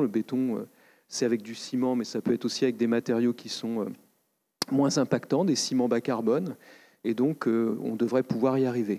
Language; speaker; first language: French; native; French